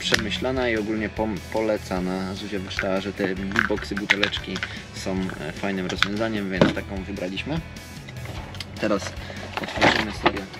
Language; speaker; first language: Polish; native; Polish